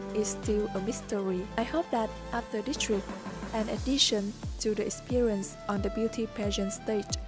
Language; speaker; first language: English; non-native, fluent; Vietnamese